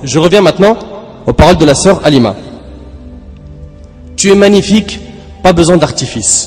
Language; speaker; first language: French; native; French